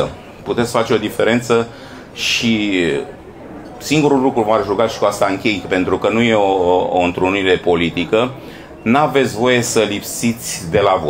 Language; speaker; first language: Romanian; native; Romanian